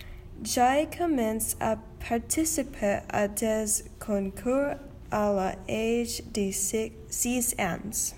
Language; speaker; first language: French; non-native, learner; English